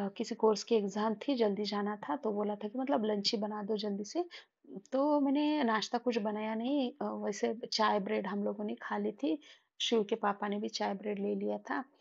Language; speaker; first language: Hindi; non-native, local second language; Marathi